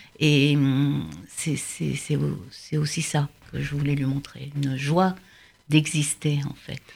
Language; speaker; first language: French; native; French